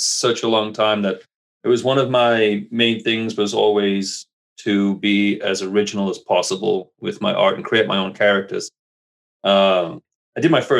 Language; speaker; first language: English; native; English